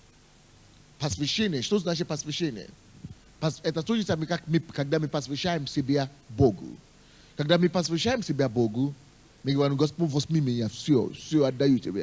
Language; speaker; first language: Russian; non-native, fluent; Yoruba